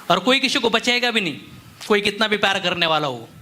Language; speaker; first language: Hindi; non-native, local second language; Marathi